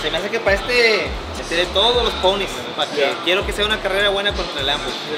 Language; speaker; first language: Spanish; early bilingual, heritage; Spanish